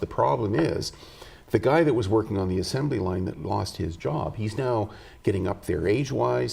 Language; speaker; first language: English; native; English